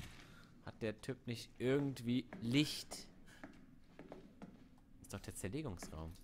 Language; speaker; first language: German; native; German